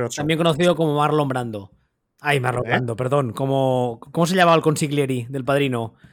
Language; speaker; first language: Spanish; native; Spanish